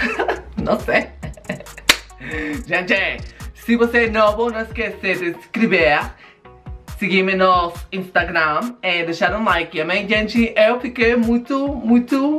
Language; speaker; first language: Portuguese; non-native, learner; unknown